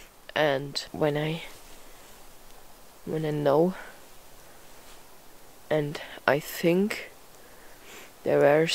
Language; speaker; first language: English; non-native, fluent; German